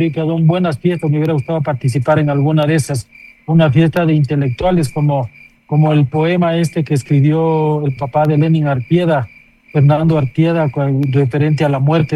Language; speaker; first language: Spanish; native; Spanish